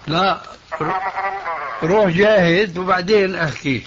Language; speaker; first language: Arabic; early bilingual, other home language; Albanian